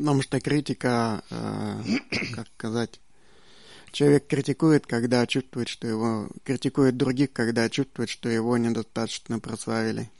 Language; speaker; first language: Czech; non-native, learner; Russian